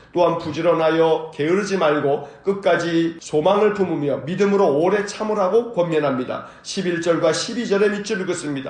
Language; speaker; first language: Korean; native; Korean